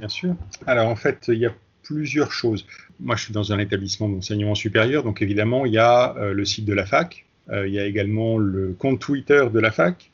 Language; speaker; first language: French; native; French